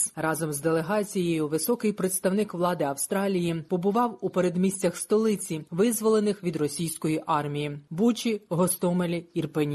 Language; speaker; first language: Ukrainian; native; Ukrainian